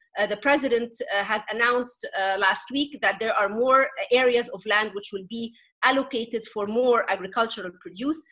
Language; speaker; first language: English; non-native, fluent; Arabic